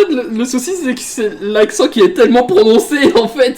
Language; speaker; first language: French; native; French